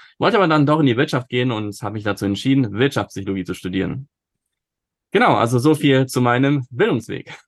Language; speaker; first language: German; early bilingual, other home language; Russian